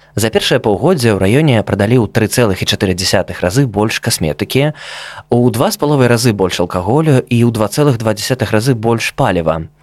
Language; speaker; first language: Belarusian; native; Belarusian